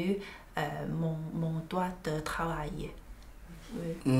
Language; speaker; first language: French; non-native, learner; Chinese